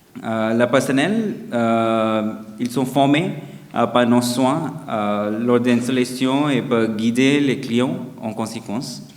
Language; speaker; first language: French; non-native, fluent; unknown